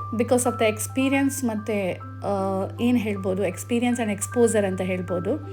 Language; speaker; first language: Kannada; native; Kannada